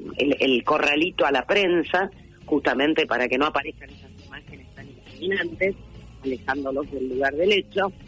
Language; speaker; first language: Spanish; native; Spanish